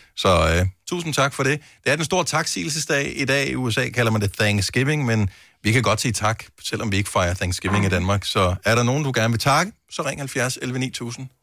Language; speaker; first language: Danish; native; Danish